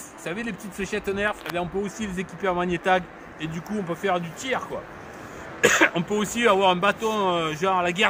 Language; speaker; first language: French; native; French